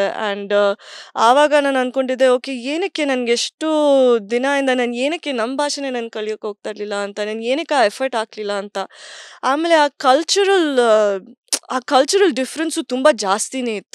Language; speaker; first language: Kannada; early bilingual, heritage; English